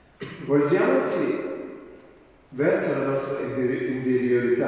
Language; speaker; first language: Italian; non-native, fluent; Malayalam